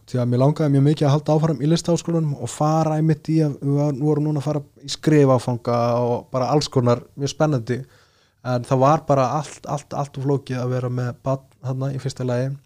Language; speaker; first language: Icelandic; early bilingual, other home language; Portuguese